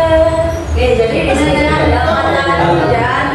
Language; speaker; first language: Indonesian; native; Indonesian